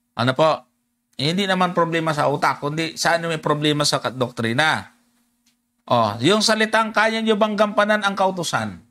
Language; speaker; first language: Filipino; non-native, local second language; Cebuano